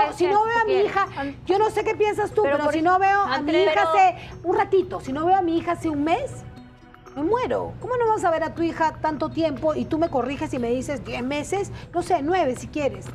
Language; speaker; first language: Spanish; native; Spanish